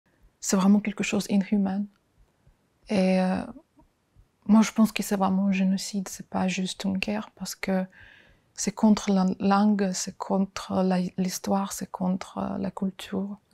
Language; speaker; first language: French; non-native, fluent; Ukrainian